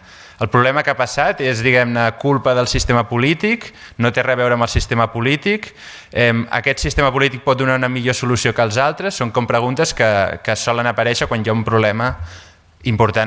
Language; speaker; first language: Catalan; native; Catalan